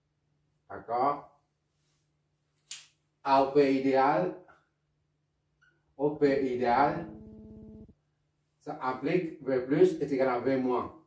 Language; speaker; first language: French; non-native, local second language; Arabic